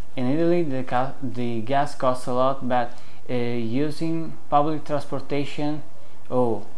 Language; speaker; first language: English; non-native, fluent; Italian